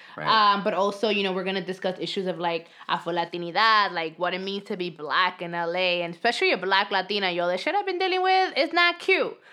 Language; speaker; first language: English; early bilingual, other home language; Spanish